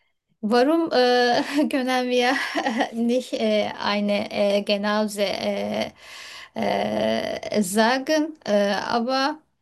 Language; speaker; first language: German; non-native, learner; Turkish